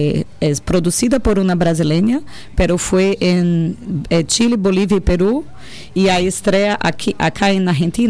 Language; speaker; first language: Spanish; non-native, learner; Portuguese